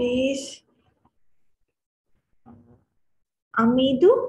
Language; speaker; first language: Arabic; non-native, learner; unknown